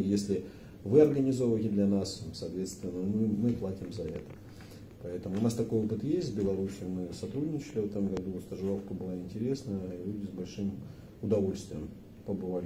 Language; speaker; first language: Russian; native; Russian